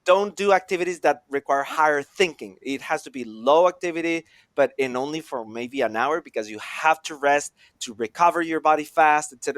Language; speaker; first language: English; non-native, fluent; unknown